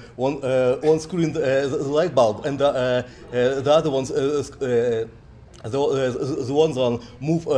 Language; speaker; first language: English; non-native, learner; Russian